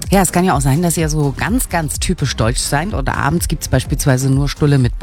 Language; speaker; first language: German; native; German